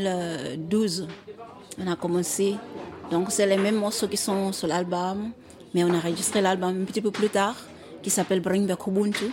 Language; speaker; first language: French; non-native, fluent; Xhosa